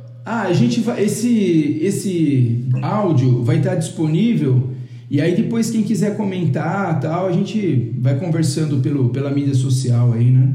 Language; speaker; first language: Portuguese; native; Portuguese